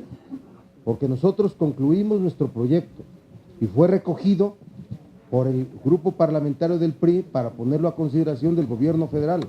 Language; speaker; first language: Spanish; native; Spanish